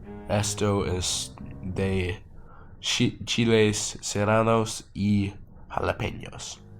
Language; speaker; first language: Spanish; non-native, learner; English